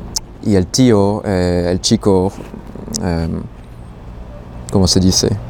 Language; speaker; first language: Spanish; non-native, fluent; French